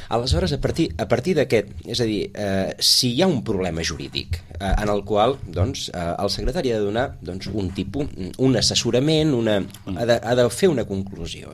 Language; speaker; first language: Catalan; native; Catalan